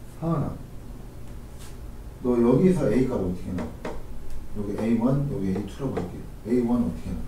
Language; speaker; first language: Korean; native; Korean